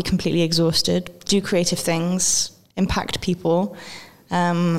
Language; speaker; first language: English; native; English